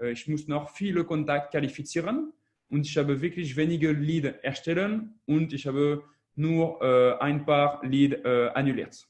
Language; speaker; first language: German; non-native, learner; French